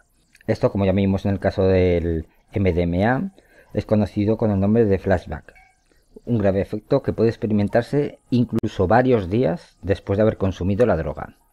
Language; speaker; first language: Spanish; native; Spanish